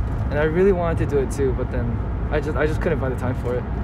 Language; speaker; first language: English; early bilingual, other home language; Korean